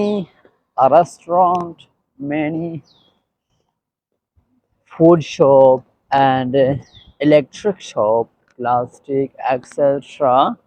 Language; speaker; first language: English; non-native, learner; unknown